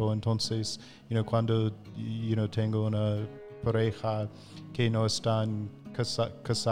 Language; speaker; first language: Spanish; non-native, fluent; English